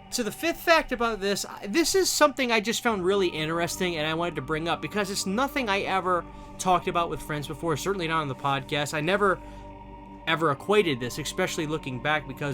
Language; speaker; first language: English; native; English